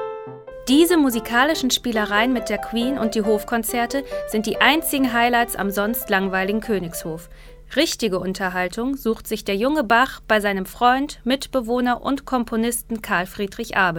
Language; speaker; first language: German; native; German